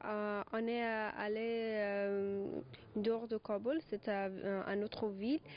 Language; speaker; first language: French; non-native, learner; Persian